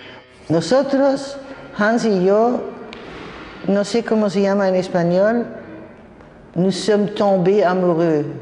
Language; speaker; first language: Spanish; non-native, fluent; German